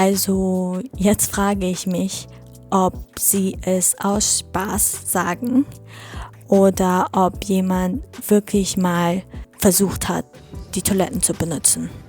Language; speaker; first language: German; non-native, fluent; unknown